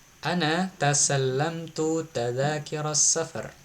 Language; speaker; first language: Arabic; non-native, fluent; Indonesian